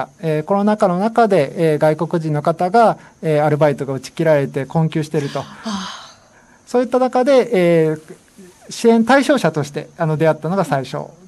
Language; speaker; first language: Japanese; native; Japanese